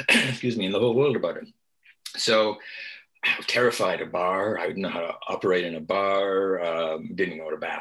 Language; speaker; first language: English; native; English